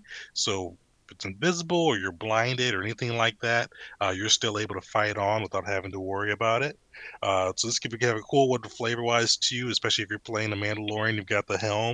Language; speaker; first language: English; native; English